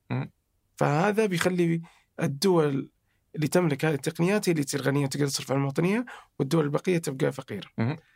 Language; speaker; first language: Arabic; native; Arabic